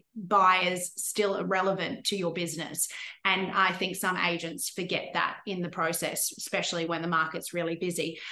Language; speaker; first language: English; native; English